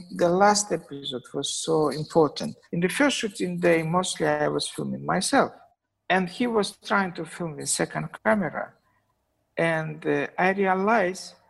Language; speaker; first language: English; non-native, fluent; Russian